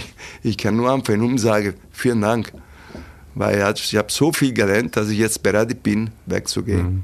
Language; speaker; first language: German; non-native, fluent; Italian